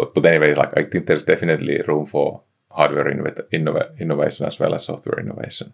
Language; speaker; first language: English; non-native, fluent; Finnish